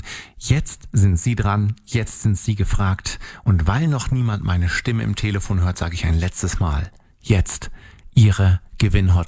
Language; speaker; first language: German; native; German